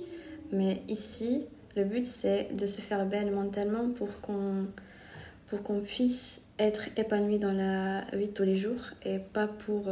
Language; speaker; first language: French; non-native, fluent; Hungarian